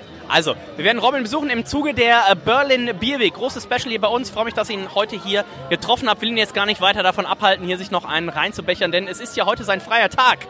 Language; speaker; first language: German; native; German